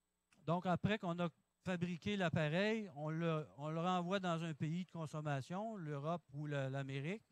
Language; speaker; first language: French; native; French